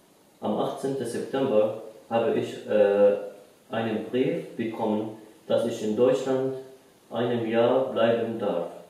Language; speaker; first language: German; non-native, learner; Arabic